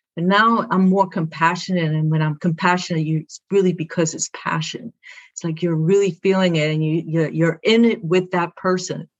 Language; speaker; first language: English; early bilingual, other home language; Spanish